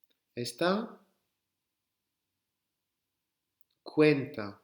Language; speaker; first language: Spanish; non-native, fluent; French